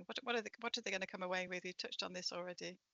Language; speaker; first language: English; native; English